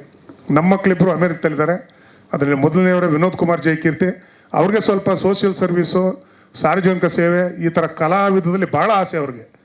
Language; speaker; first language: Kannada; native; Kannada